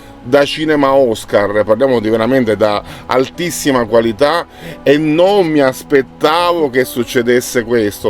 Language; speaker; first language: Italian; native; Italian